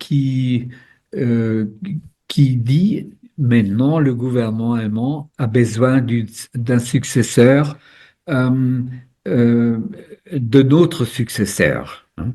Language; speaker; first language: French; non-native, fluent; German